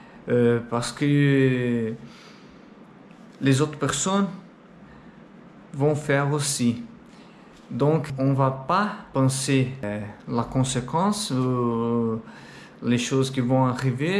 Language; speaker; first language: French; non-native, learner; Portuguese